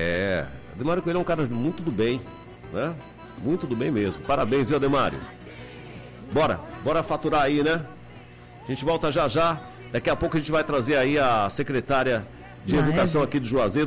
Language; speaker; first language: Portuguese; native; Portuguese